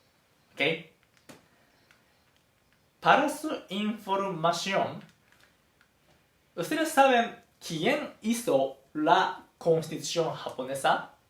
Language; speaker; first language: Spanish; non-native, fluent; Japanese